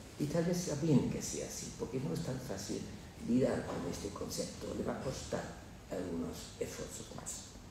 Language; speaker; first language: Spanish; non-native, fluent; German